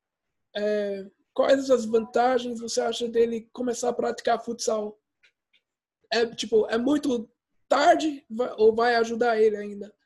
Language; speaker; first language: Portuguese; early bilingual, heritage; Portuguese